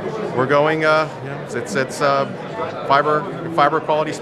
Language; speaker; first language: English; native; English